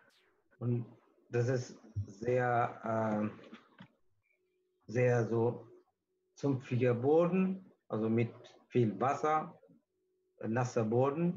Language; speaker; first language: German; non-native, learner; Tamil